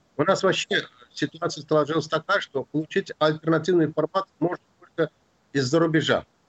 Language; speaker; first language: Russian; non-native, local second language; Azerbaijani